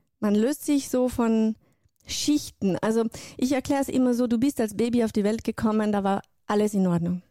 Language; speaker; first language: German; non-native, fluent; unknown